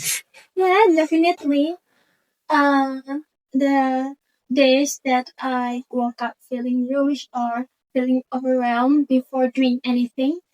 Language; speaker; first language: English; non-native, learner; Indonesian